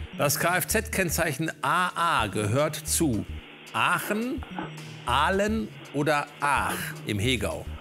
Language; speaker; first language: German; native; German